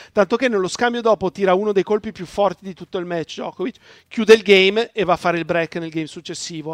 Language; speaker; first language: Italian; native; Italian